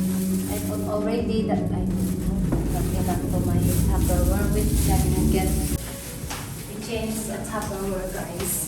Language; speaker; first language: English; non-native, learner; Filipino